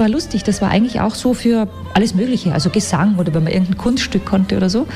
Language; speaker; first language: German; native; German